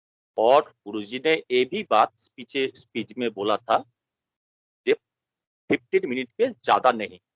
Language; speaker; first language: Hindi; non-native, local second language; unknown